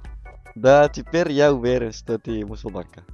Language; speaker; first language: Russian; non-native, learner; Indonesian